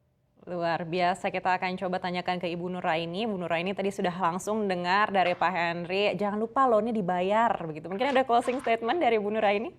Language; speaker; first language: Indonesian; native; Indonesian